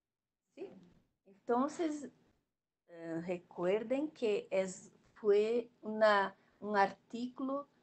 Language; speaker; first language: Spanish; non-native, learner; Portuguese